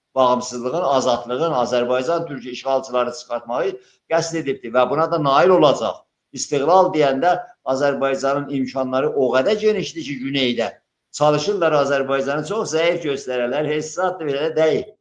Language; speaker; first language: Azerbaijani; native; Azerbaijani